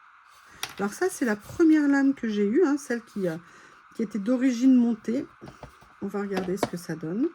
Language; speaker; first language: French; native; French